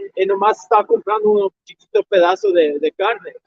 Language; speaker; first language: Spanish; non-native, learner; English